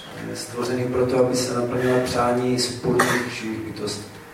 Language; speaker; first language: Czech; native; Czech